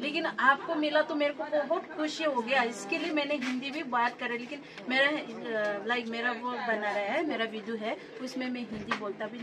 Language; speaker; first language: Hindi; non-native, local second language; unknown